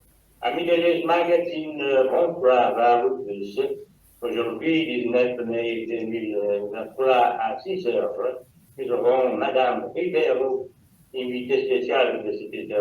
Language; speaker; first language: French; non-native, learner; Italian